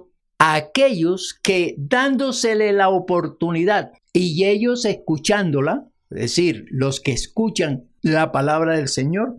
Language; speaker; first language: Spanish; native; Spanish